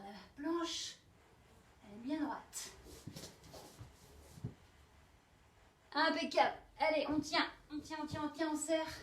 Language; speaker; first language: French; native; French